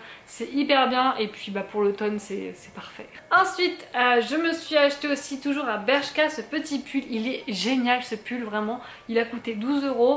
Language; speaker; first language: French; native; French